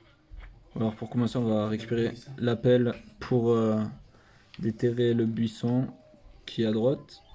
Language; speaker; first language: French; native; French